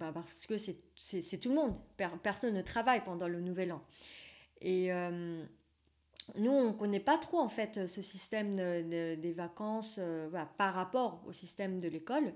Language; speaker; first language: French; non-native, fluent; Vietnamese